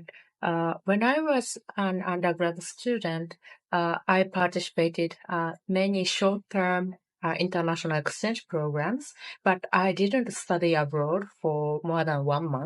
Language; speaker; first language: English; non-native, fluent; Japanese